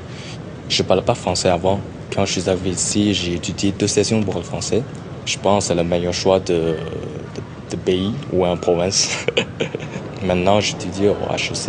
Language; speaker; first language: French; non-native, learner; Chinese